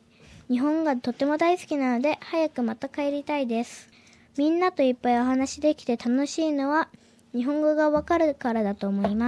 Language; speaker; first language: Japanese; early bilingual, heritage; Japanese